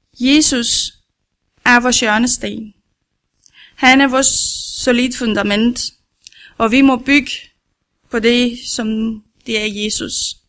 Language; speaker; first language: Danish; non-native, learner; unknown